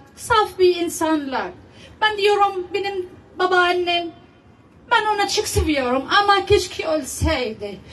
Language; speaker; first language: Turkish; non-native, learner; Arabic